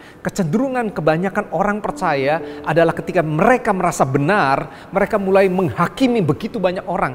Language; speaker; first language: Indonesian; native; Indonesian